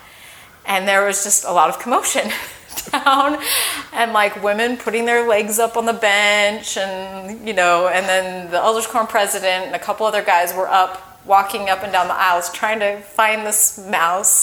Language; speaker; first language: English; native; English